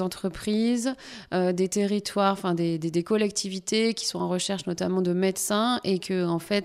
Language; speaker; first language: French; native; French